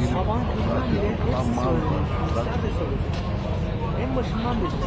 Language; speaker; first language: Turkish; native; Turkish